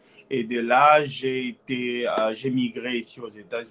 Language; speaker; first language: French; non-native, local second language; Lingala